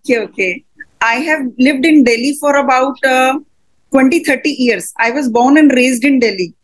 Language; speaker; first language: English; non-native, local second language; Hindi